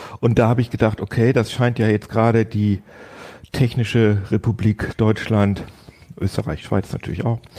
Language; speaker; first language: German; native; German